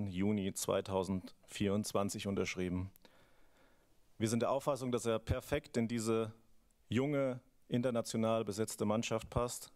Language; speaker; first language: German; native; German